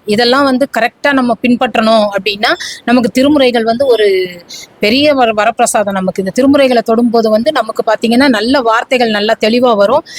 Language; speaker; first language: Tamil; non-native, local second language; Telugu